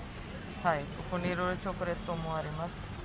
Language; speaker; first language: Japanese; non-native, fluent; Hindi